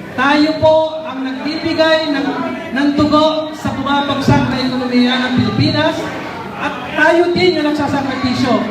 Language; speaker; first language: Filipino; non-native, local second language; Cebuano